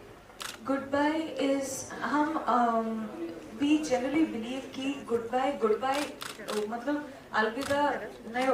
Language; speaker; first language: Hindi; non-native, local second language; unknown